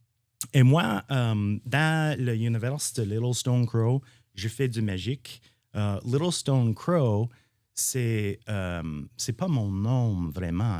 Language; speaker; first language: French; non-native, learner; English